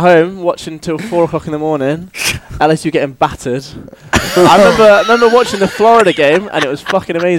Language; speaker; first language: English; native; English